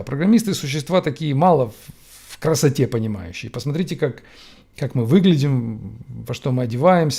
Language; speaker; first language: Russian; native; Russian